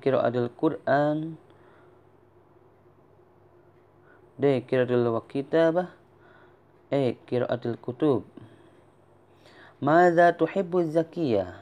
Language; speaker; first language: Arabic; non-native, fluent; Indonesian